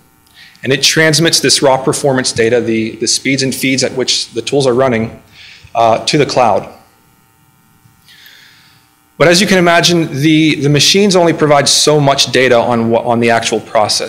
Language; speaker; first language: English; native; English